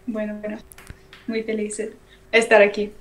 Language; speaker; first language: Spanish; non-native, learner; English